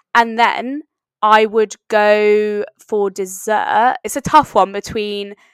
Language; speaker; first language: English; native; English